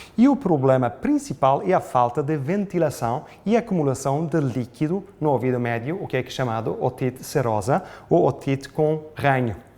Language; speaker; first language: Portuguese; non-native, fluent; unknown